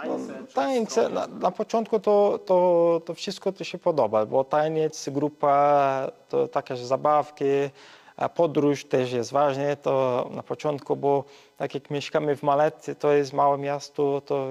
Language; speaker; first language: Polish; early bilingual, heritage; Portuguese